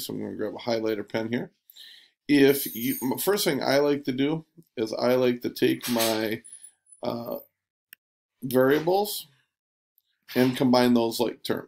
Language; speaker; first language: English; native; English